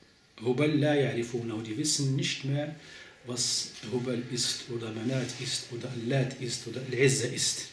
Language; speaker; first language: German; non-native, fluent; Arabic